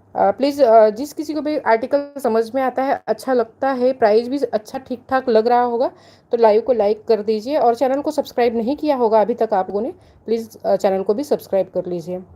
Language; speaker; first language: Hindi; non-native, local second language; Marathi